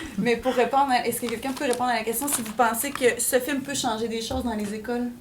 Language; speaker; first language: French; native; French